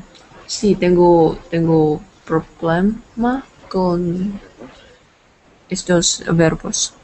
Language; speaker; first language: Spanish; non-native, learner; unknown